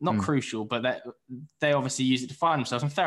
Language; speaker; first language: English; native; English